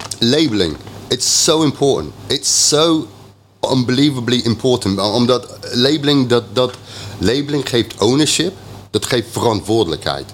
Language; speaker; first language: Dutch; non-native, fluent; English